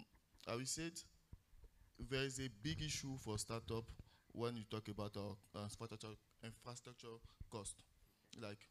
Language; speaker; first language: English; non-native, local second language; French